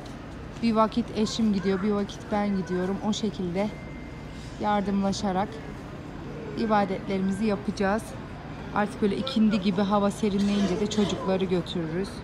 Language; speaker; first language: Turkish; native; Turkish